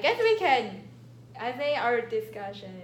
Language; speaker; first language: English; non-native, learner; Chinese